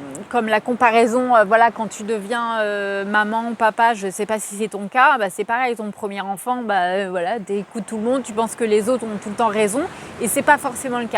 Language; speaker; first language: French; native; French